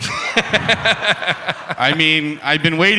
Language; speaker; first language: English; native; English